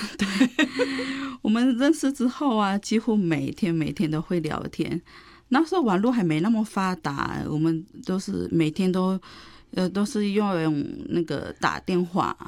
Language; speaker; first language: Chinese; early bilingual, heritage; Chinese